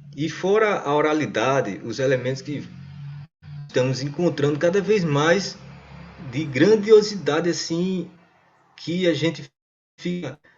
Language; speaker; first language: Portuguese; native; Portuguese